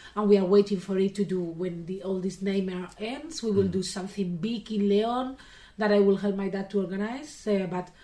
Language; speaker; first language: English; non-native, fluent; Spanish